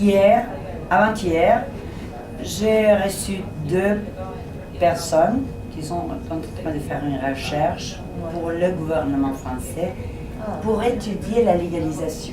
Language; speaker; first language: French; non-native, fluent; Spanish